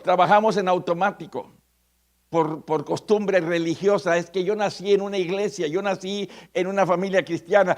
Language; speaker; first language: Spanish; native; Spanish